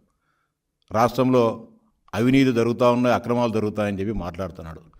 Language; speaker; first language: Telugu; native; Telugu